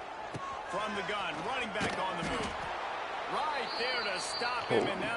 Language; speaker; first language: English; native; English